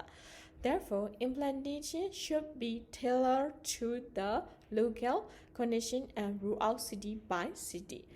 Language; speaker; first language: English; non-native, learner; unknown